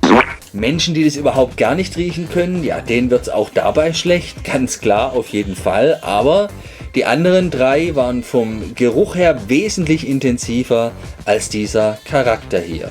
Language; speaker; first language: German; native; German